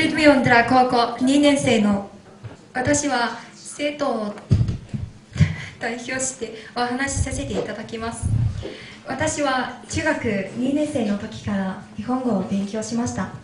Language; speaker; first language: Japanese; non-native, fluent; Mongolian